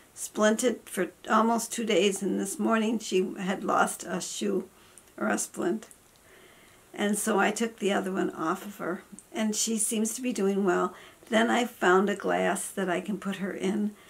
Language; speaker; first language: English; native; English